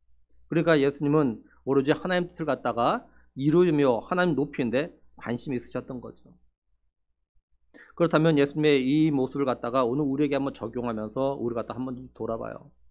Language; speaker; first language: Korean; native; Korean